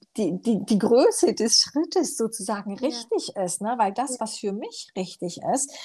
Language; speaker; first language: German; early bilingual, other home language; Romanian